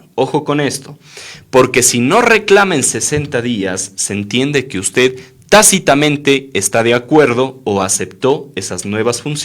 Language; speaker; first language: Spanish; native; Spanish